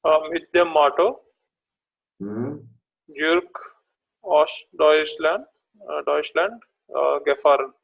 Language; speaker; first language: German; non-native, learner; Telugu